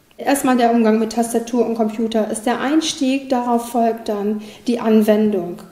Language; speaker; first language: German; native; German